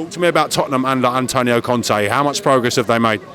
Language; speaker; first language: English; native; English